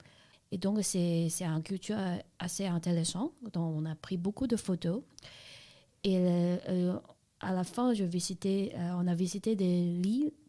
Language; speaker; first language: French; non-native, learner; Chinese